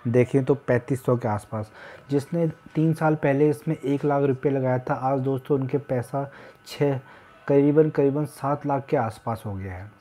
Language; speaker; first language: Hindi; native; Hindi